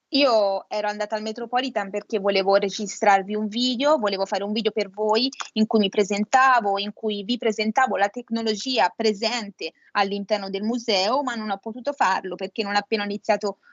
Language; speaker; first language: Italian; native; Italian